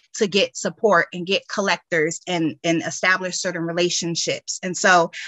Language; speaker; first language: English; native; English